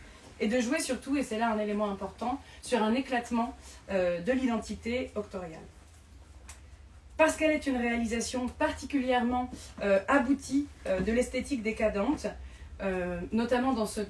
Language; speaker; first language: French; native; French